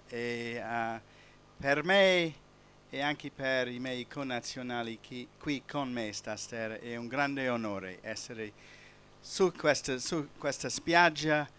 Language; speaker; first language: Italian; non-native, fluent; English